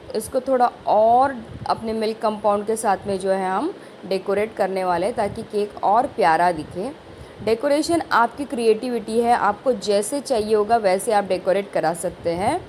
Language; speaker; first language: Hindi; non-native, local second language; Marathi